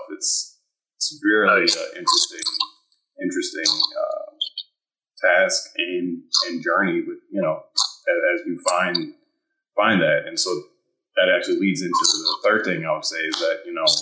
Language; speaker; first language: English; early bilingual, other home language; German